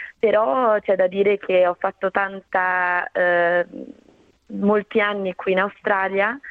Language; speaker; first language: Italian; native; Italian